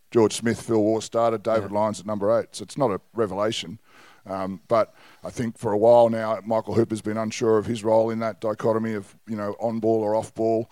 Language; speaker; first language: English; native; English